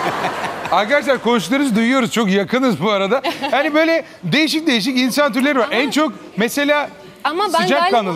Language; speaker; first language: Turkish; native; Turkish